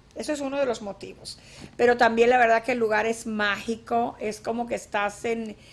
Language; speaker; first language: Spanish; native; Spanish